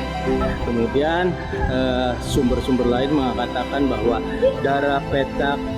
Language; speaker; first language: Malay; native; Malay